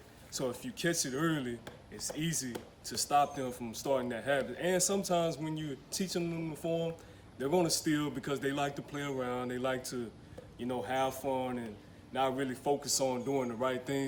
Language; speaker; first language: English; native; English